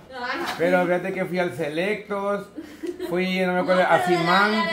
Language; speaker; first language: Spanish; native; Spanish